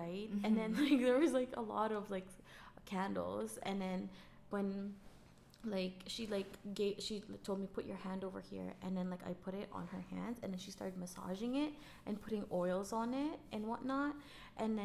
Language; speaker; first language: English; non-native, local second language; Filipino